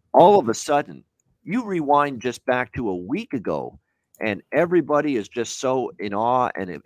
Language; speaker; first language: English; native; English